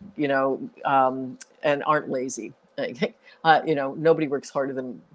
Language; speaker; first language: English; native; English